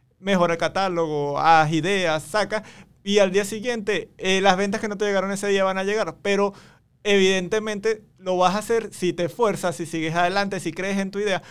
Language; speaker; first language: Spanish; native; Spanish